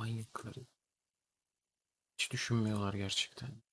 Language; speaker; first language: Turkish; native; Turkish